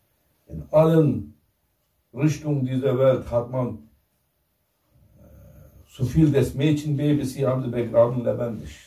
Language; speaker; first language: German; non-native, fluent; Turkish